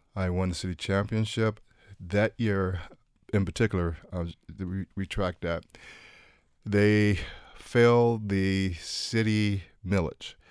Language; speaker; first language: English; native; English